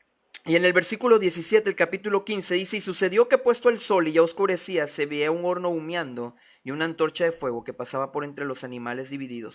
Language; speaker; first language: Spanish; native; Spanish